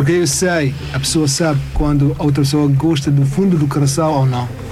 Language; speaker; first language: Portuguese; non-native, learner; Arabic